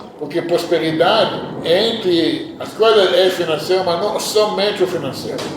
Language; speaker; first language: Portuguese; non-native, fluent; Hebrew